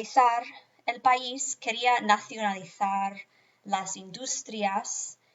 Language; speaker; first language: Spanish; non-native, fluent; English